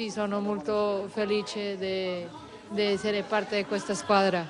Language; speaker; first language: Italian; non-native, fluent; Spanish